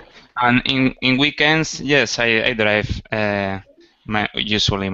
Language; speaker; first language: English; non-native, learner; Spanish